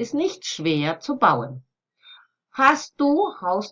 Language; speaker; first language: German; non-native, fluent; Spanish